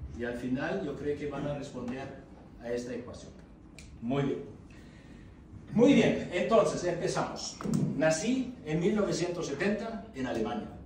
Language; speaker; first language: Spanish; non-native, fluent; German